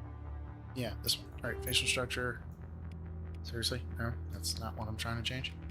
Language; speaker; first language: English; native; English